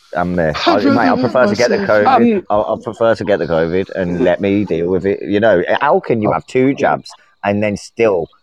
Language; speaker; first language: English; native; English